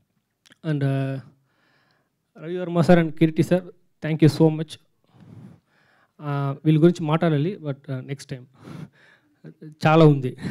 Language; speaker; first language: Telugu; non-native, learner; Tamil